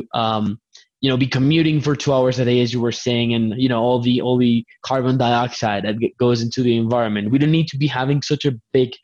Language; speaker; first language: English; non-native, fluent; Spanish